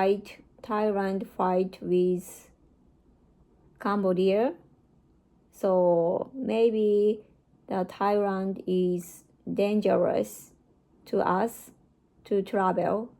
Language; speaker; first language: English; non-native, learner; Japanese